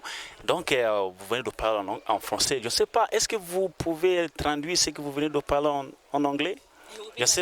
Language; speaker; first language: French; non-native, learner; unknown